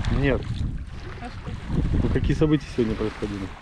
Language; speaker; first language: Russian; native; Russian